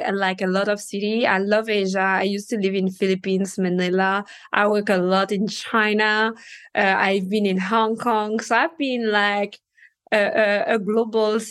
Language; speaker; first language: English; non-native, fluent; French